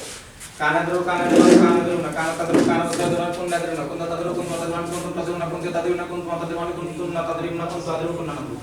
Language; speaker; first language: Arabic; non-native, learner; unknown